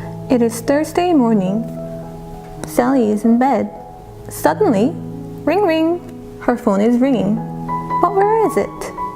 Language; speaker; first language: English; non-native, fluent; Korean